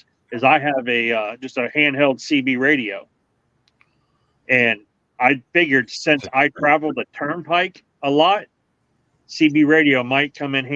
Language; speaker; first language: English; native; English